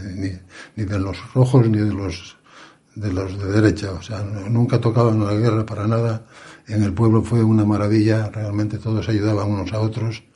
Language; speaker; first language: Spanish; native; Spanish